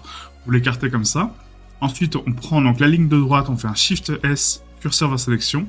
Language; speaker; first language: French; native; French